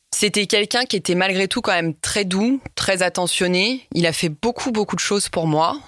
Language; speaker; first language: French; native; French